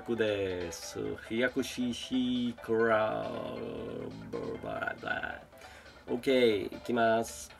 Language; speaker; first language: Japanese; non-native, learner; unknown